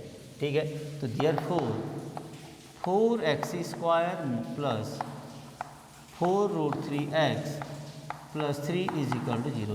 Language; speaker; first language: Hindi; native; Hindi